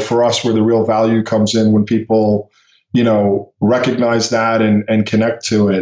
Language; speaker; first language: English; native; English